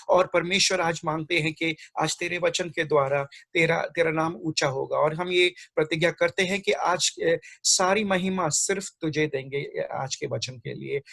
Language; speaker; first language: Hindi; non-native, local second language; Marathi